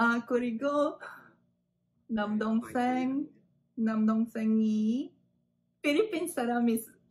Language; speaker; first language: Korean; non-native, learner; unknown